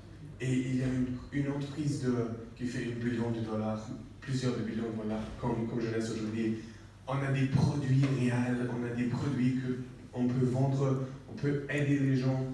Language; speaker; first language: French; non-native, learner; English